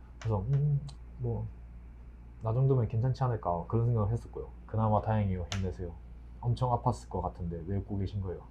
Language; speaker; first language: Korean; native; Korean